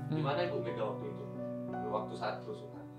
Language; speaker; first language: Indonesian; native; Indonesian